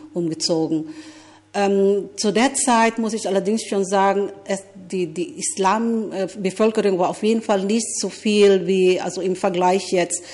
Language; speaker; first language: German; non-native, fluent; Filipino